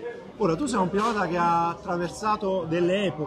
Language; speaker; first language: Italian; native; Italian